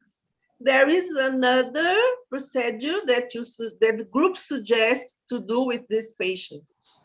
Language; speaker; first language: English; non-native, fluent; Portuguese